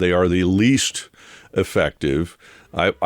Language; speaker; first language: English; native; English